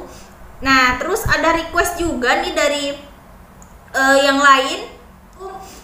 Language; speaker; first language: Indonesian; native; Indonesian